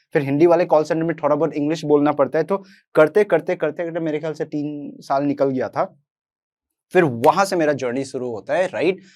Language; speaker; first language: Hindi; non-native, local second language; Assamese